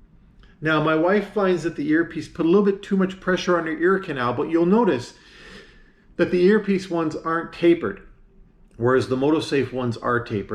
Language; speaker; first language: English; native; English